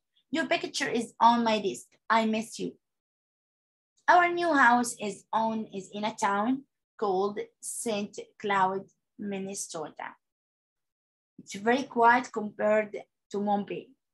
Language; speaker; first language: English; non-native, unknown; Arabic